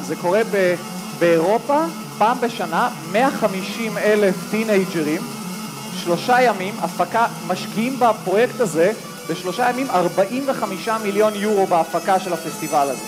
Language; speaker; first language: Hebrew; native; Hebrew